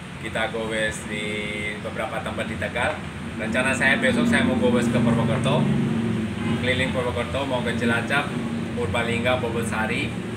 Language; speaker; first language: Indonesian; non-native, fluent; Urdu